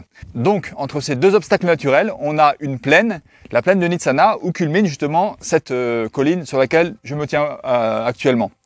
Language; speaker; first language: French; native; French